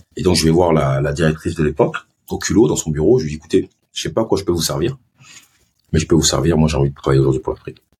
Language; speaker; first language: French; early bilingual, other home language; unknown